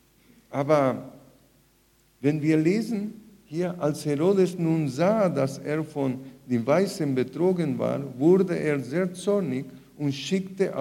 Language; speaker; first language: German; non-native, fluent; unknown